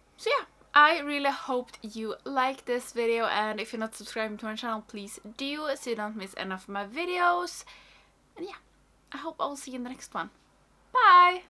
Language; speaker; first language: English; non-native, fluent; Swedish